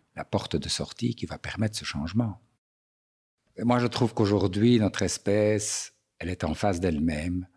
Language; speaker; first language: French; native; French